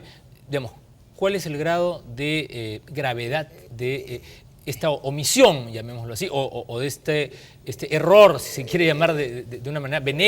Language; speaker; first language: Spanish; native; Spanish